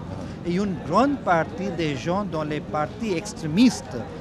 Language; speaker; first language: French; non-native, fluent; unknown